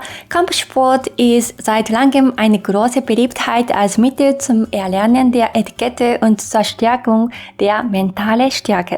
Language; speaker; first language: German; non-native, fluent; Japanese